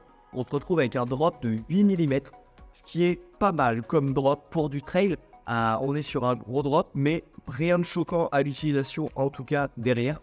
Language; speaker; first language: French; native; French